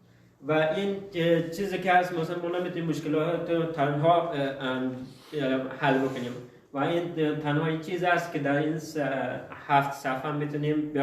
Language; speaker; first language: Persian; early bilingual, heritage; Persian